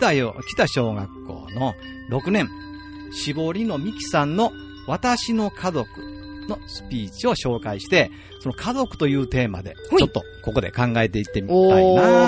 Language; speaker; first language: Japanese; native; Japanese